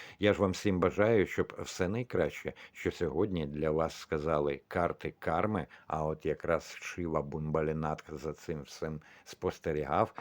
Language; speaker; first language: Ukrainian; non-native, local second language; Russian